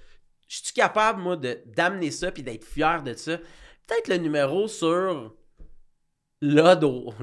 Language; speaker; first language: French; native; French